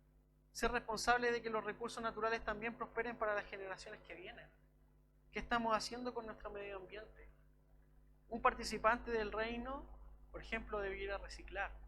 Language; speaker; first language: Spanish; native; Spanish